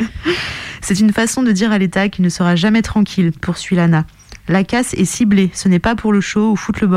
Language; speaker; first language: French; native; French